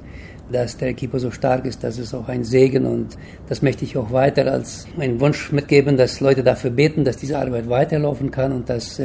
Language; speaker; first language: German; early bilingual, heritage; German